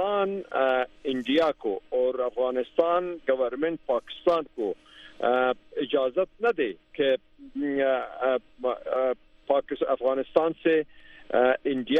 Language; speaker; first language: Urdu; non-native, fluent; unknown